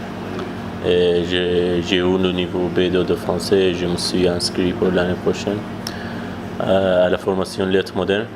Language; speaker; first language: French; non-native, fluent; Persian